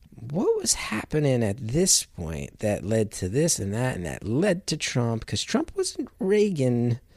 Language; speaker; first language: English; native; English